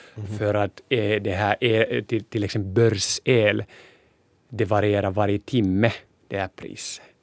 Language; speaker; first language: Swedish; non-native, local second language; Finnish